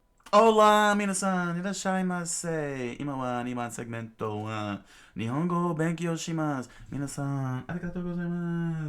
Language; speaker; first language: Japanese; non-native, learner; English